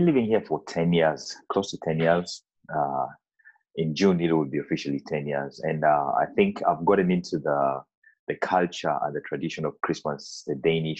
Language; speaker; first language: English; non-native, local second language; Ganda